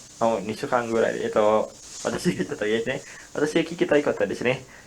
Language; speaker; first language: Japanese; non-native, learner; Indonesian